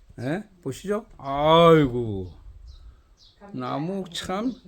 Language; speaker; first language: Korean; native; Korean